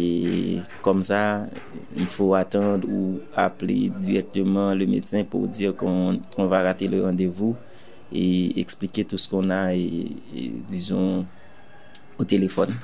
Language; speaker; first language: French; non-native, local second language; Haitian Creole